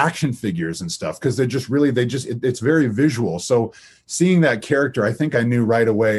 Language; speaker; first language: English; native; English